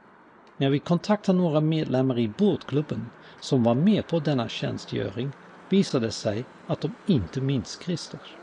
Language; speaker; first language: Swedish; native; Swedish